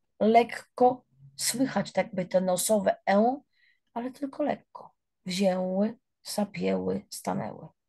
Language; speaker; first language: Polish; native; Polish